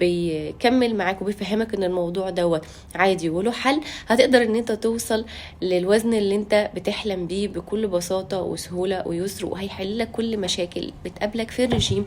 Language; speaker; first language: Arabic; native; Arabic